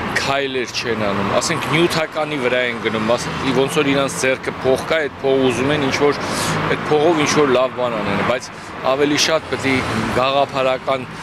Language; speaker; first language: Armenian; native; Armenian